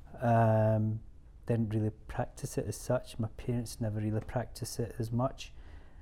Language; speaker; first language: English; native; English